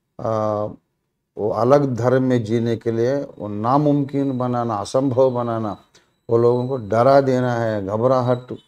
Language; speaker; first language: Hindi; non-native, local second language; Telugu